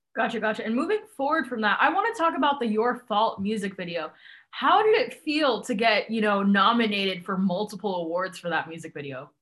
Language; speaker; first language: English; non-native, local second language; Cantonese